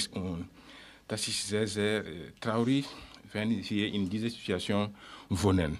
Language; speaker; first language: German; non-native, learner; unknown